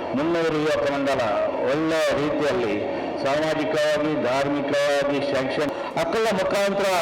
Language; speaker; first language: Kannada; non-native, local second language; Tulu